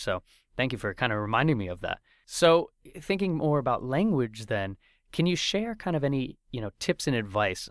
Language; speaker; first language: English; native; English